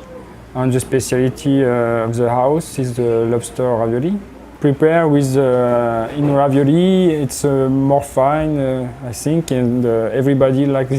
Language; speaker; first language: English; non-native, learner; French